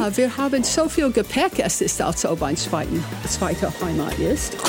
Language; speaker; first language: German; non-native, learner; English